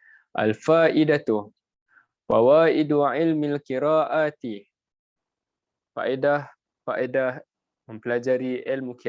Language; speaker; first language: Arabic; non-native, fluent; Malay